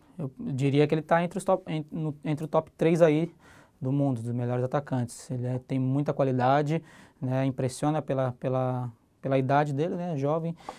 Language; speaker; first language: Portuguese; native; Portuguese